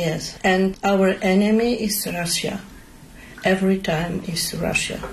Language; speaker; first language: English; non-native, learner; Polish